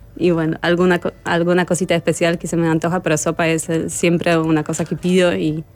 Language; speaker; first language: Spanish; non-native, fluent; Polish